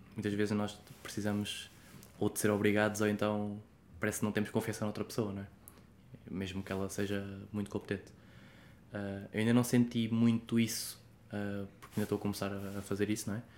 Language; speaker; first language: Portuguese; native; Portuguese